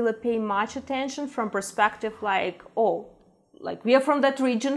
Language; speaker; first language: English; non-native, fluent; Ukrainian